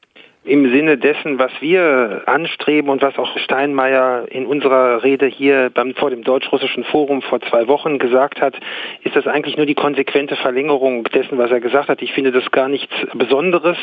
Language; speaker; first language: German; native; German